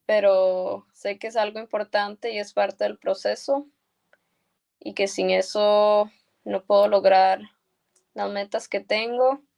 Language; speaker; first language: Spanish; early bilingual, heritage; Spanish